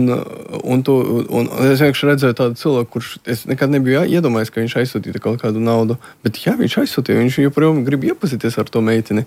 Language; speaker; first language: Latvian; non-native, local second language; Russian